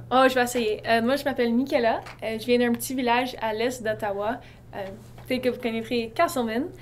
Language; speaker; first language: French; native; French